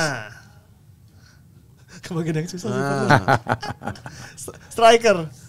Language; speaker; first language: Indonesian; native; Indonesian